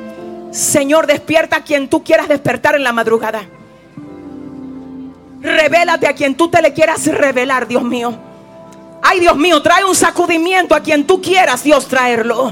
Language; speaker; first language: Spanish; native; Spanish